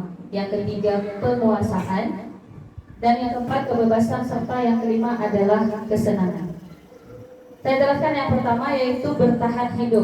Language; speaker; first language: Indonesian; native; Indonesian